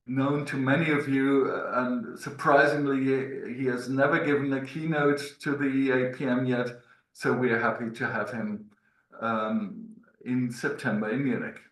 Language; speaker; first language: English; non-native, fluent; German